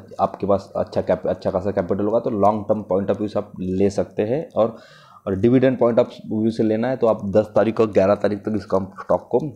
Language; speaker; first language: Hindi; non-native, local second language; Marathi